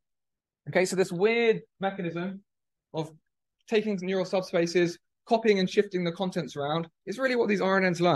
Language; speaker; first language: English; native; English